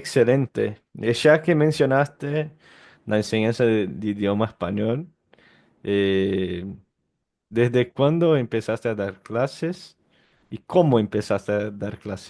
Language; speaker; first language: Spanish; non-native, fluent; Portuguese